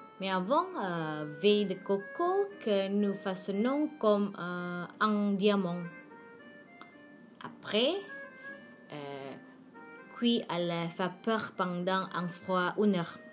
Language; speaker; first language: French; non-native, learner; Indonesian